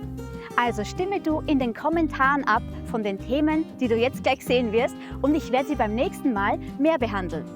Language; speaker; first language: German; native; German